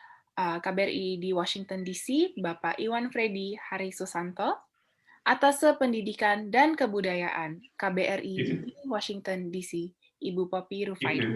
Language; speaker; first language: Indonesian; native; Indonesian